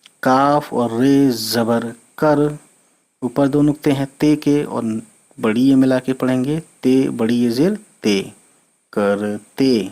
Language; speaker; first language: Urdu; native; Urdu